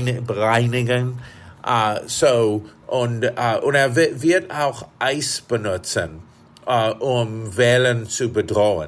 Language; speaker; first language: German; non-native, fluent; English